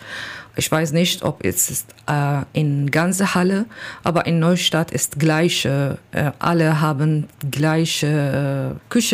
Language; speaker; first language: German; non-native, learner; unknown